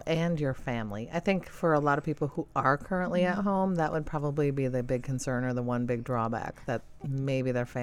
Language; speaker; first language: English; native; English